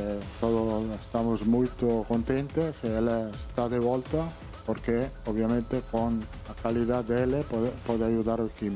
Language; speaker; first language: Portuguese; non-native, fluent; Italian